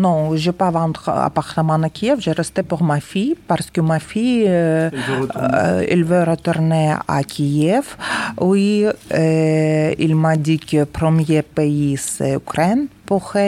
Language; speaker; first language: French; non-native, learner; Ukrainian